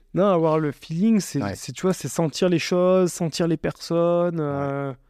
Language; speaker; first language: French; native; French